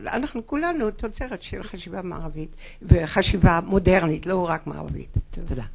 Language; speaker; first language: Hebrew; non-native, fluent; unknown